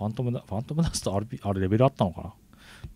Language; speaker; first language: Japanese; native; Japanese